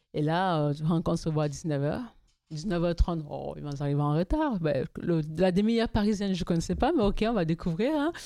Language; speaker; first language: French; native; French